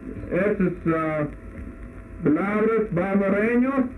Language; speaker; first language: Spanish; non-native, learner; English